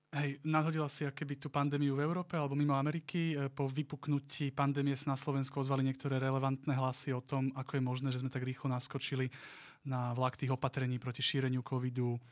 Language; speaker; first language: Slovak; native; Slovak